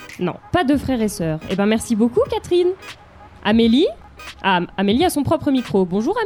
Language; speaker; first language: French; native; French